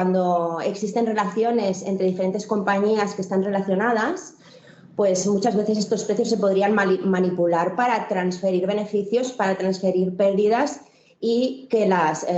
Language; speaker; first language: Spanish; native; Spanish